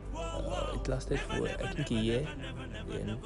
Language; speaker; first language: English; non-native, local second language; Yoruba